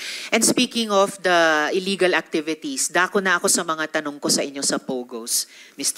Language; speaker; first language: Filipino; native; Filipino